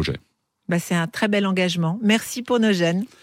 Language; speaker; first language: French; native; French